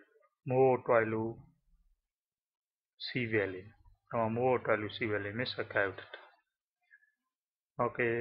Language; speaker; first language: Finnish; non-native, learner; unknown